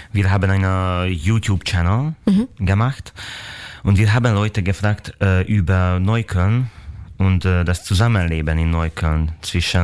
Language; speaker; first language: German; non-native, fluent; Hungarian